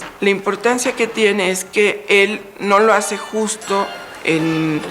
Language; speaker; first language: Spanish; native; Spanish